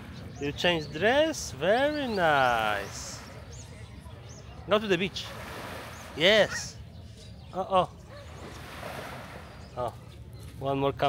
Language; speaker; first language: English; non-native, learner; Polish